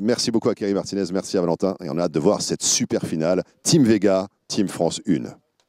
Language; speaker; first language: French; native; French